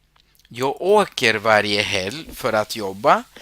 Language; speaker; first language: Swedish; non-native, fluent; Spanish